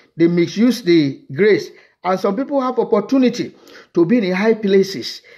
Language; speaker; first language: English; non-native, local second language; Yoruba